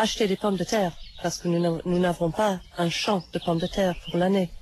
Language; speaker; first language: French; non-native, fluent; English